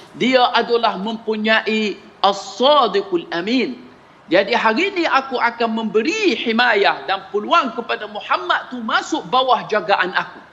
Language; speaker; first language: Malay; non-native, fluent; Arabic